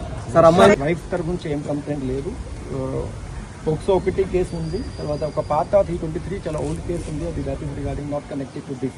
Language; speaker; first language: Telugu; non-native, learner; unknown